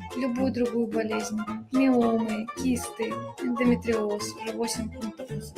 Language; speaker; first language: Russian; native; Russian